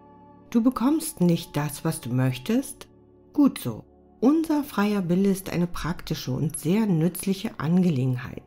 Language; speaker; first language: German; native; German